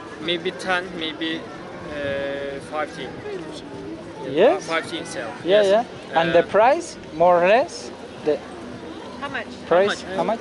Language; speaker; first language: English; non-native, learner; Spanish